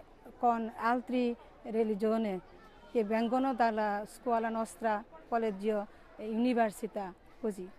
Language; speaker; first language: Italian; non-native, learner; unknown